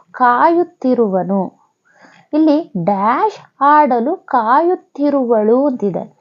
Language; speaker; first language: Kannada; native; Kannada